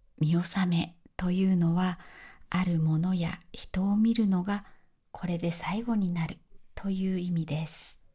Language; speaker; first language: Japanese; native; Japanese